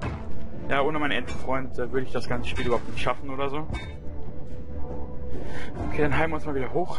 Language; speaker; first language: German; native; German